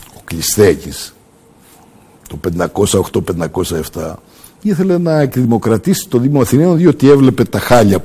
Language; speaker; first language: Greek; early bilingual, heritage; Greek